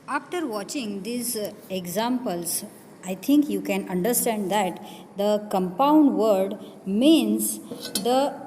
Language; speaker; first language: English; non-native, local second language; Marathi